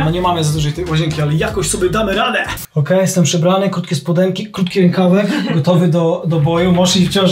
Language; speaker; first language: Polish; native; Polish